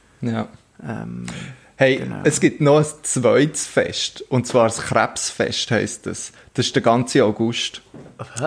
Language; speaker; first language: German; native; German